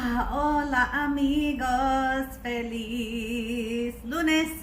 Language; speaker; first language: Spanish; non-native, learner; English